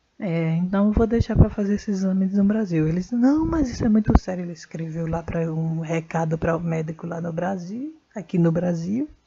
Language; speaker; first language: Portuguese; native; Portuguese